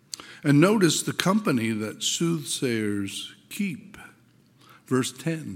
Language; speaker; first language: English; native; English